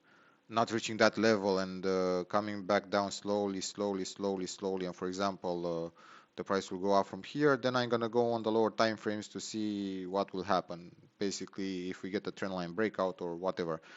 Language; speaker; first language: English; non-native, fluent; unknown